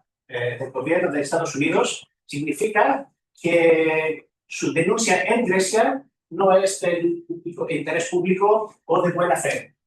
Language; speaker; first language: Spanish; non-native, fluent; Greek